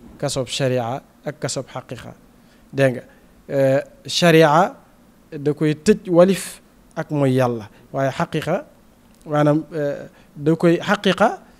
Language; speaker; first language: Wolof; native; Wolof